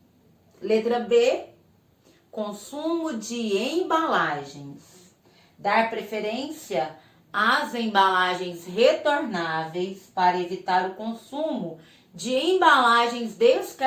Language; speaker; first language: Portuguese; native; Portuguese